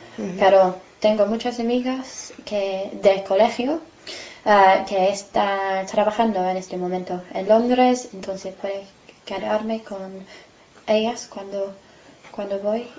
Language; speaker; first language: Spanish; non-native, learner; English